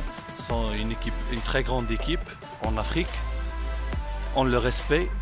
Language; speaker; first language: French; non-native, local second language; Arabic